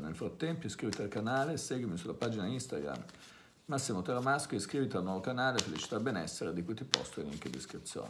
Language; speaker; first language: Italian; native; Italian